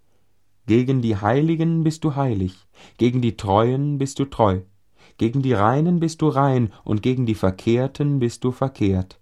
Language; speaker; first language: German; native; German